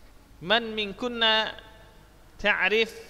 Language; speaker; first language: Arabic; non-native, fluent; Indonesian